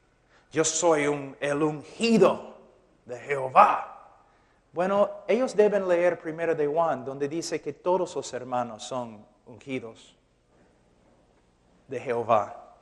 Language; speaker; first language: Spanish; non-native, fluent; English